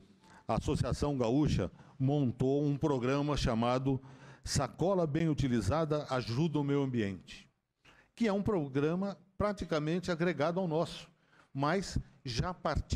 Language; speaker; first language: Portuguese; native; Portuguese